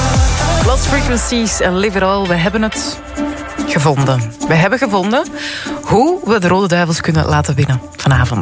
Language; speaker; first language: Dutch; native; Dutch